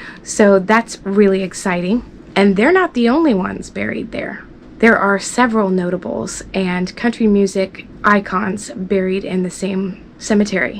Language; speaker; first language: English; native; English